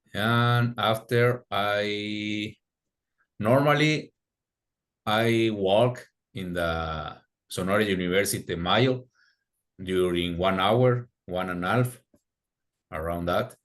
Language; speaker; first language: English; non-native, learner; Spanish